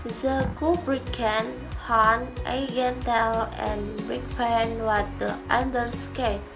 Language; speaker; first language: Dutch; non-native, learner; Indonesian